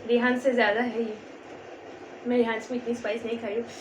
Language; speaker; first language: Hindi; non-native, local second language; Bangla